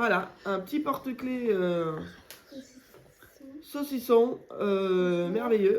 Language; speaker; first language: French; native; French